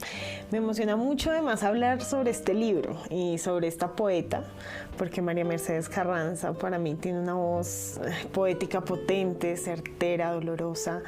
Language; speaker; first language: Spanish; native; Spanish